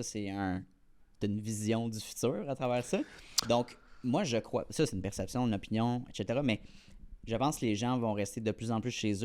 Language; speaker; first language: French; native; French